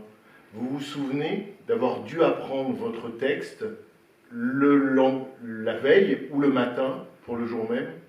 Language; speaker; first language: French; native; French